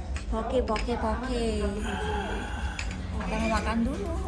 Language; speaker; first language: Indonesian; native; Indonesian